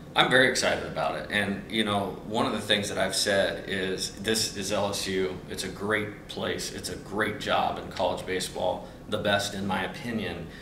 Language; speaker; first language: English; native; English